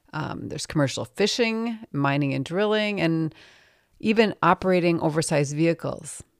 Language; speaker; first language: English; native; English